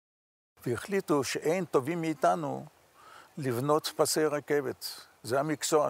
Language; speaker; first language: Hebrew; non-native, fluent; Yiddish